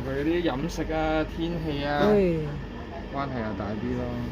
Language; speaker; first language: Cantonese; native; Cantonese